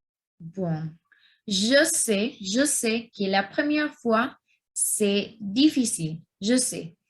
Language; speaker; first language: French; non-native, learner; Spanish